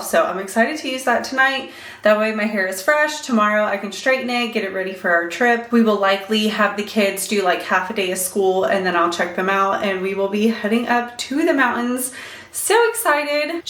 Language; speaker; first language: English; native; English